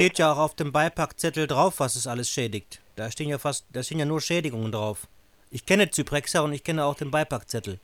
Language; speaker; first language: German; native; German